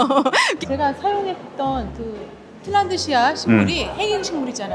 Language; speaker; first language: Korean; native; Korean